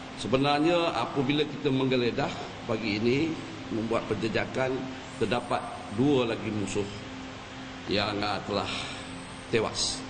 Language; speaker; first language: Malay; native; Malay